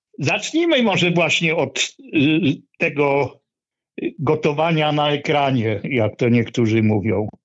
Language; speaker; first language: Polish; native; Polish